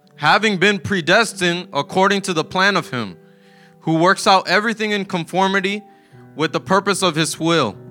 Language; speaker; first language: English; early bilingual, other home language; Spanish